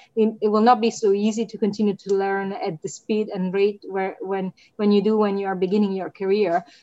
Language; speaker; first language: English; non-native, fluent; Italian